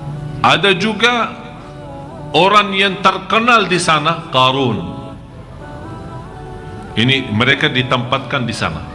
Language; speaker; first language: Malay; non-native, fluent; Arabic